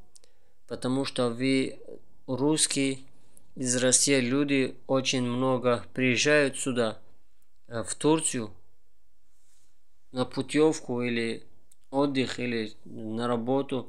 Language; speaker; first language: Russian; non-native, learner; Tajik